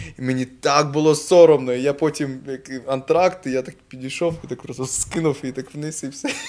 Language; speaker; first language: Ukrainian; native; Ukrainian